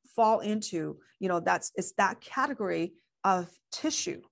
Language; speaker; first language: English; non-native, fluent; Chinese